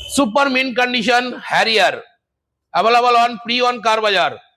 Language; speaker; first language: Hindi; non-native, local second language; Bangla